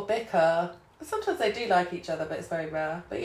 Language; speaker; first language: English; native; English